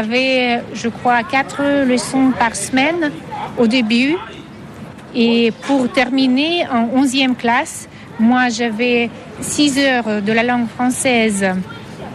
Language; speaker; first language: French; non-native, fluent; Russian